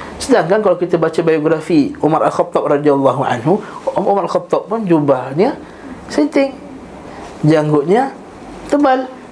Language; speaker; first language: Malay; native; Malay